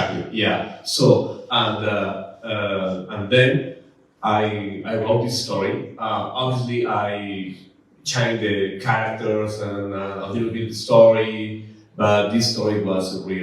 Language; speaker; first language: English; non-native, learner; Spanish